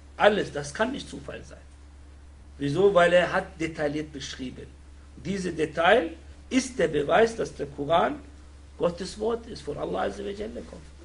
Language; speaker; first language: German; non-native, fluent; Arabic